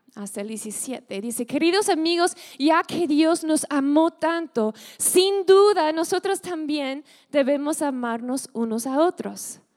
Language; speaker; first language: Spanish; non-native, fluent; English